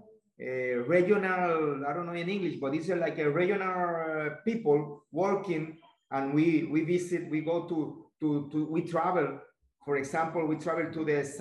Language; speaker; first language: English; non-native, learner; Spanish